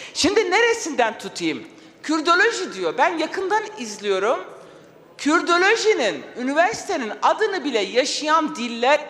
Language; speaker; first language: Turkish; non-native, local second language; Kurdish